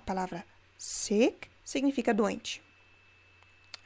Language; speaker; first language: Portuguese; non-native, fluent; German